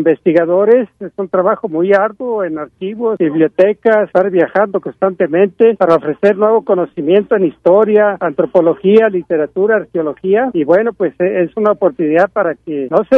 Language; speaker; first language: Spanish; native; Spanish